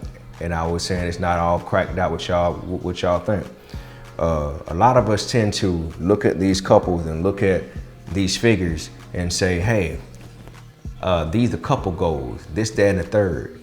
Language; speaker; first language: English; native; English